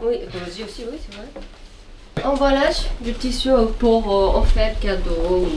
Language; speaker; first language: French; non-native, learner; Japanese